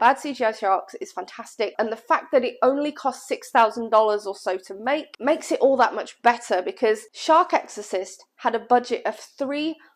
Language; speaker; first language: English; native; English